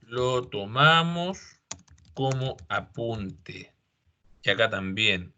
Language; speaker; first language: Spanish; native; Spanish